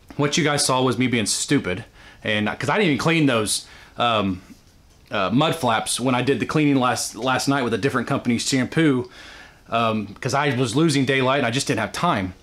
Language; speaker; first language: English; native; English